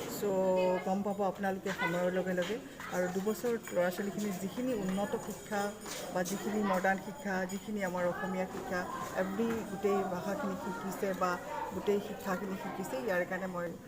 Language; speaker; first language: Assamese; native; Assamese